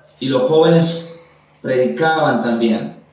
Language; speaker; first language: Spanish; native; Spanish